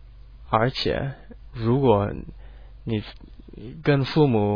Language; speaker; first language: Chinese; non-native, learner; English